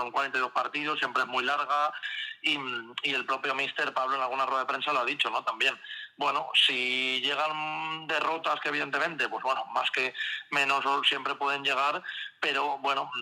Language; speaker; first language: Spanish; native; Spanish